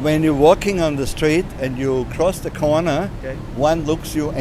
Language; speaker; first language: English; non-native, learner; German